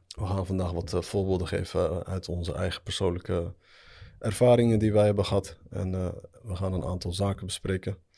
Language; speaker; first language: Dutch; early bilingual, other home language; Arabic